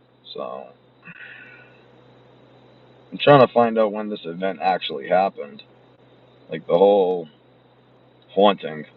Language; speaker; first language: English; native; English